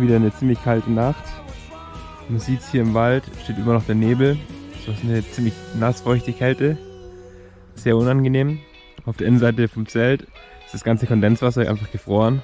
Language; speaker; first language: German; native; German